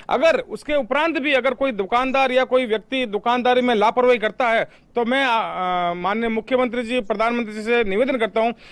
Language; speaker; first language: Hindi; native; Hindi